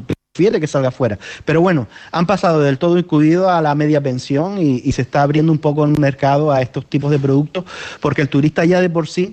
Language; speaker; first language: Spanish; native; Spanish